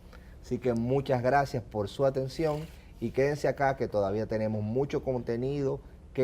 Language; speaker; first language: Spanish; native; Spanish